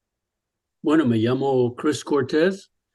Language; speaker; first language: Spanish; early bilingual, other home language; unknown